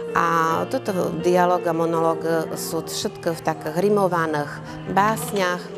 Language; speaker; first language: Slovak; non-native, local second language; Rusyn